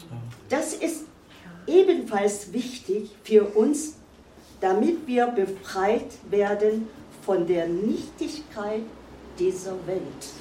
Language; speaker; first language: German; non-native, fluent; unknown